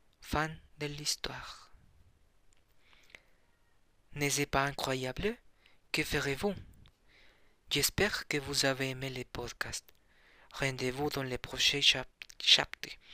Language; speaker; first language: French; non-native, learner; Spanish